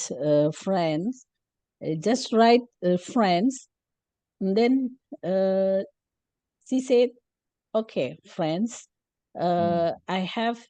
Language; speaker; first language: English; non-native, learner; Indonesian